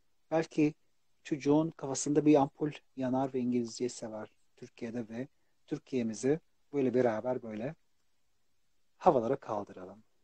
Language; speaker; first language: Turkish; non-native, fluent; Arabic